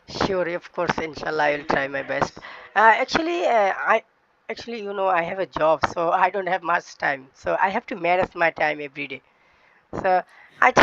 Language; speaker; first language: English; non-native, learner; Bangla